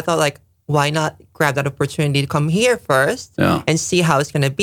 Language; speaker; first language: English; non-native, local second language; Filipino